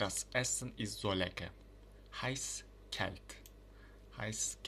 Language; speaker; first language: German; non-native, fluent; Uzbek